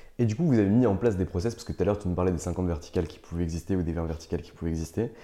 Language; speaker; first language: French; native; French